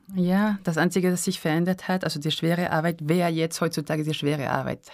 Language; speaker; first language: German; non-native, fluent; Spanish